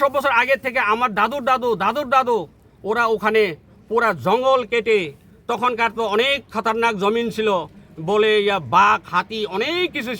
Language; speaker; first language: Bangla; non-native, local second language; Kok Borok